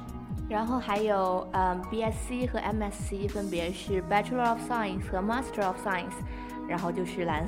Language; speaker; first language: Chinese; native; Chinese